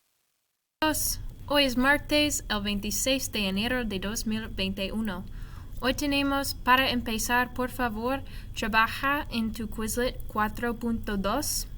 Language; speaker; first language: Spanish; non-native, fluent; English